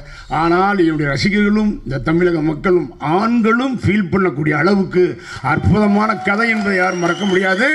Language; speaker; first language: Tamil; native; Tamil